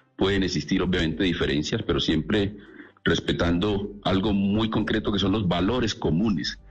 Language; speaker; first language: Spanish; native; Spanish